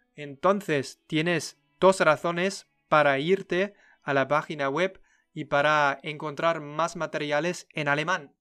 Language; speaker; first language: Spanish; non-native, fluent; German